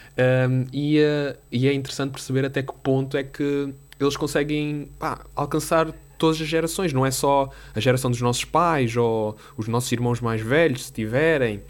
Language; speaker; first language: Portuguese; native; Portuguese